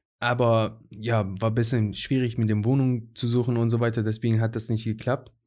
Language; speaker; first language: German; non-native, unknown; Persian